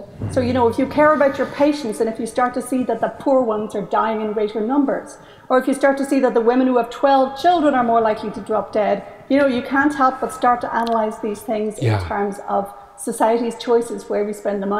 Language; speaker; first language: English; native; English